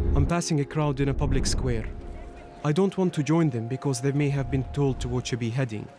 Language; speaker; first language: English; non-native, fluent; Burmese